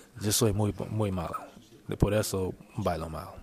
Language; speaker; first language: Spanish; non-native, learner; English